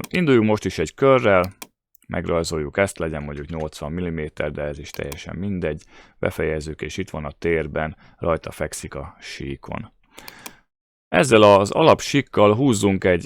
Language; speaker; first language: Hungarian; native; Hungarian